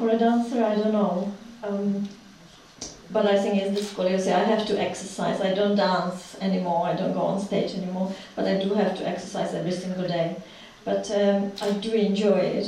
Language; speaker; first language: English; non-native, fluent; Czech